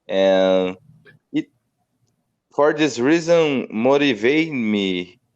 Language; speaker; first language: English; non-native, learner; Portuguese